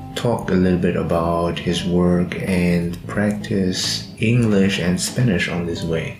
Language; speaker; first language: English; non-native, fluent; German